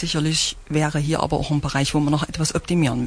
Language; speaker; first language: German; native; German